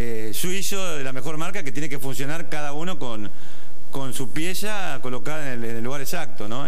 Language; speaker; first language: Spanish; native; Spanish